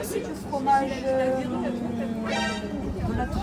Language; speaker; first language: French; native; French